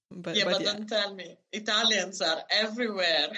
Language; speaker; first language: English; non-native, fluent; Italian